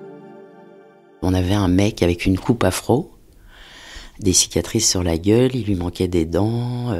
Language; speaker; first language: French; native; French